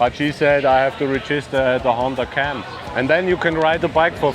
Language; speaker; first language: English; non-native, fluent; German